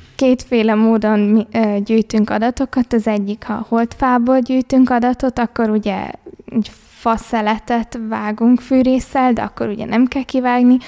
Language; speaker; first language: Hungarian; early bilingual, heritage; Hungarian